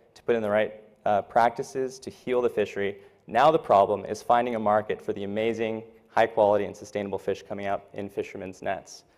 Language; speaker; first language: English; native; English